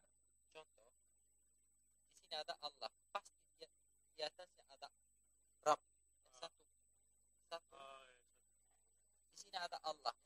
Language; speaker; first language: Indonesian; non-native, fluent; Turkish